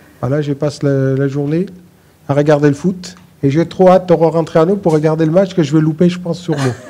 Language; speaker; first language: French; non-native, fluent; Armenian